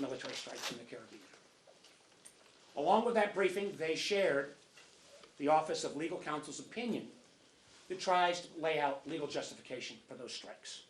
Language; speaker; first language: English; native; English